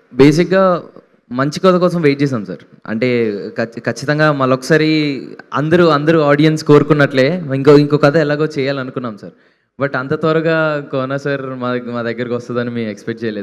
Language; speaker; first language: Telugu; native; Telugu